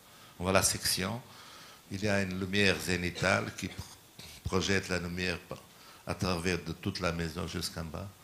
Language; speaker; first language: French; non-native, learner; Portuguese